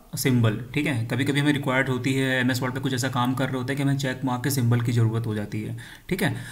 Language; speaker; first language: Hindi; native; Hindi